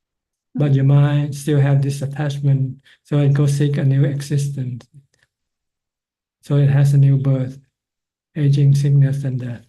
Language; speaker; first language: English; non-native, fluent; Thai